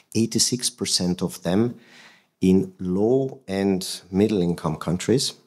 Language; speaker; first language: English; non-native, fluent; Hungarian